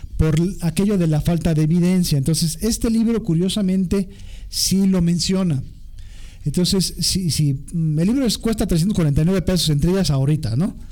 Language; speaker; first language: Spanish; native; Spanish